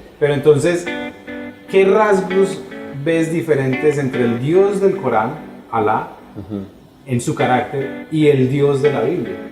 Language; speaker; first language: Spanish; native; Spanish